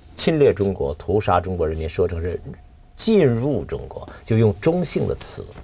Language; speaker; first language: Chinese; native; Chinese